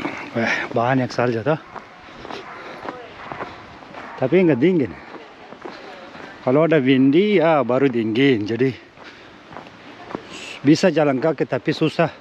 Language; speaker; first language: Indonesian; non-native, fluent; Persian